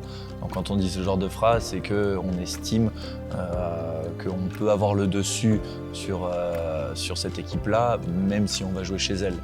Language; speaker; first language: French; native; French